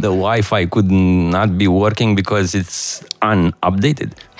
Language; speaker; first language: English; non-native, fluent; Romanian